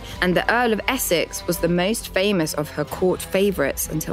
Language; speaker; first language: English; native; English